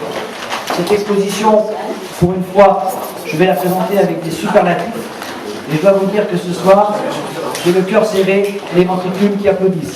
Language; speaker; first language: French; native; French